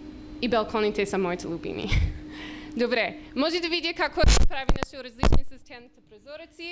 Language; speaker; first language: Bulgarian; non-native, learner; English